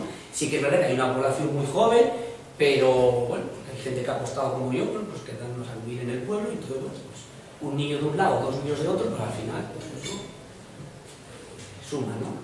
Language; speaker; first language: Spanish; native; Spanish